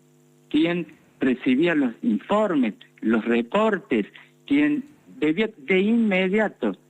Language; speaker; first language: Spanish; native; Spanish